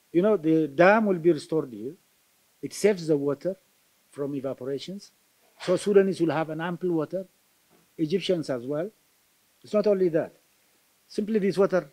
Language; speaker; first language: English; non-native, local second language; Amharic